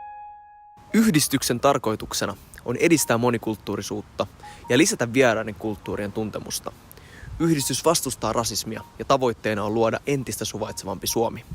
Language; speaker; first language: Finnish; native; Finnish